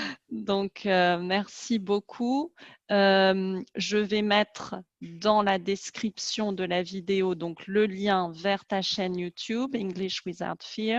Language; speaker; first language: French; native; French